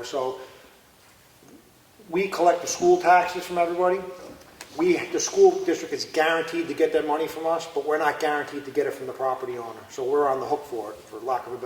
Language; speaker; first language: English; native; English